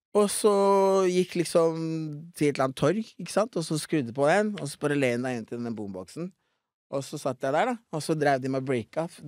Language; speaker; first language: Norwegian; early bilingual, other home language; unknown